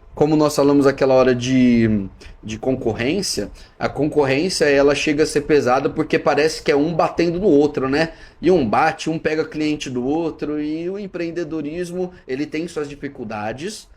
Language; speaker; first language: Portuguese; native; Portuguese